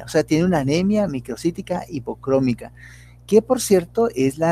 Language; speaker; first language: Spanish; native; Spanish